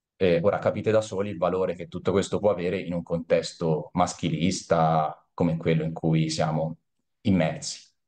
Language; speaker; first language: Italian; native; Italian